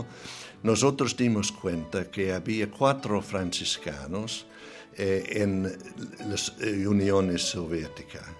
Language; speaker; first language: Spanish; non-native, fluent; English